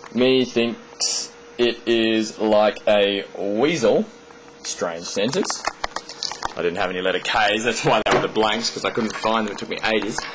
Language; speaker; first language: English; native; English